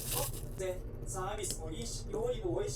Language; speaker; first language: Japanese; native; Japanese